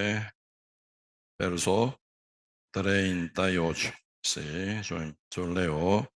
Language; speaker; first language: Spanish; non-native, learner; Korean